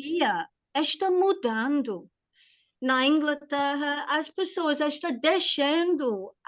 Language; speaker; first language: Portuguese; non-native, learner; English